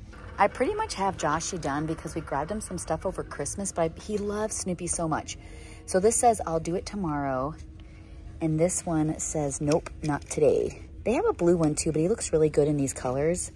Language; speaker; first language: English; native; English